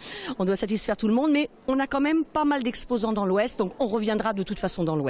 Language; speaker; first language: French; native; French